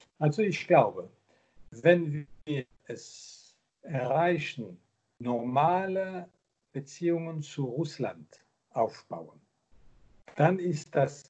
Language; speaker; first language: German; non-native, local second language; French